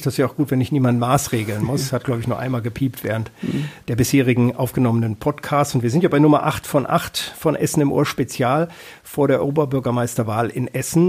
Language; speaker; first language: German; native; German